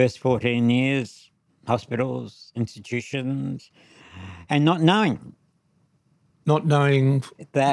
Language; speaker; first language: English; native; English